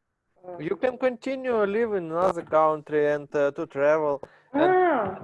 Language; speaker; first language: English; non-native, learner; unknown